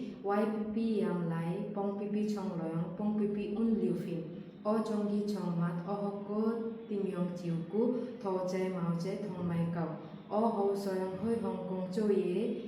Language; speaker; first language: Cantonese; non-native, learner; Bangla